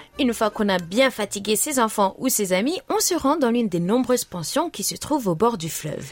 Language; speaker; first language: French; native; French